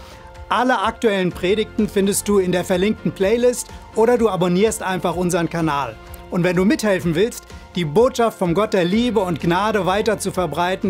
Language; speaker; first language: German; native; German